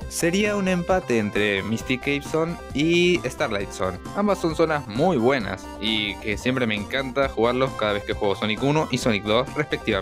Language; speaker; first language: Spanish; native; Spanish